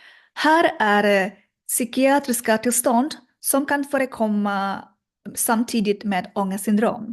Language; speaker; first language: Swedish; non-native, learner; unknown